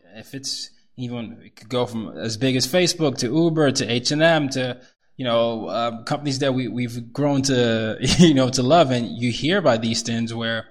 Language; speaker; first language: English; non-native, local second language; Yoruba